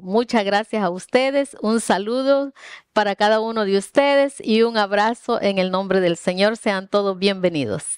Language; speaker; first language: Spanish; native; Spanish